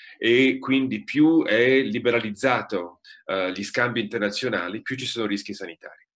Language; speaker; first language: Italian; native; Italian